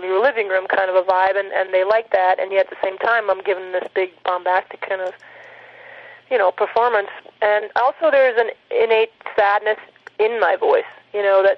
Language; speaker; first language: English; native; English